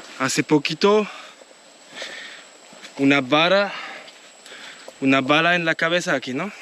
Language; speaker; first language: Spanish; non-native, learner; French